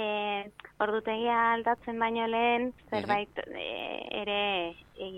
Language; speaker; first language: Basque; non-native, local second language; Spanish